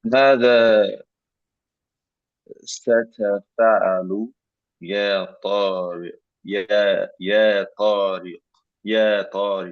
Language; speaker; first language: Arabic; non-native, learner; English